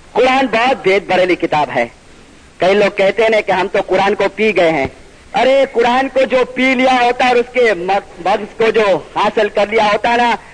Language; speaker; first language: Urdu; non-native, local second language; Gujarati